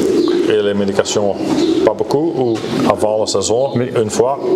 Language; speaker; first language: French; non-native, learner; Dutch